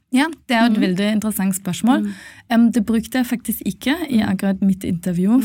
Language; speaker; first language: Norwegian; non-native, fluent; German